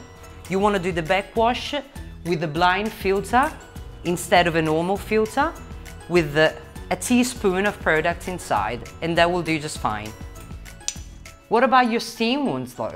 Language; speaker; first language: English; non-native, fluent; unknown